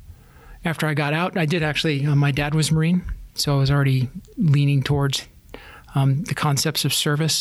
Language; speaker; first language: English; native; English